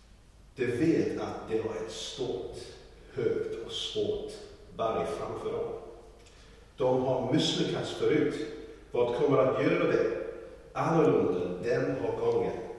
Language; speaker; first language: Swedish; non-native, learner; English